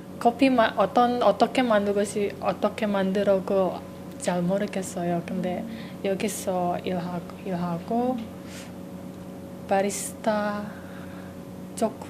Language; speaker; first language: Korean; non-native, learner; Indonesian